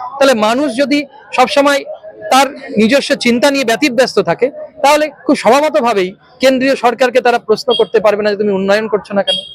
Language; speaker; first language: Bangla; native; Bangla